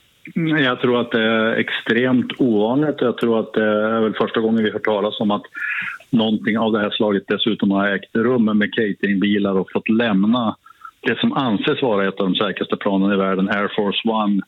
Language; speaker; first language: Swedish; native; Swedish